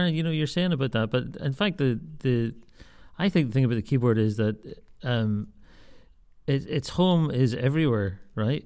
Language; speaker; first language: English; native; English